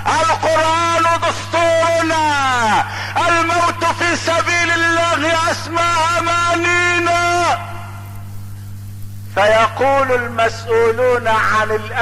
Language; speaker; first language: Arabic; native; Arabic